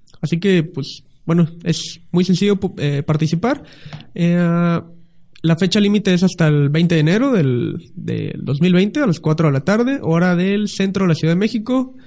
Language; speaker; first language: Spanish; native; Spanish